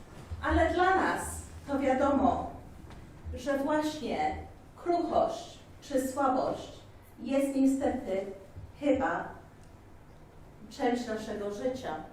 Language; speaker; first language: Polish; early bilingual, heritage; Polish